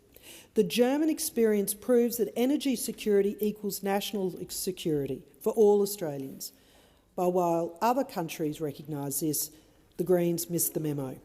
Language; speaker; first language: English; native; English